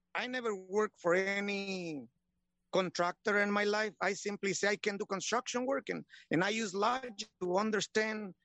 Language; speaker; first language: English; non-native, learner; Spanish